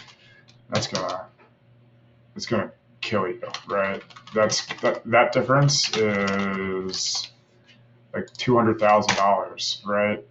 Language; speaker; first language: English; native; English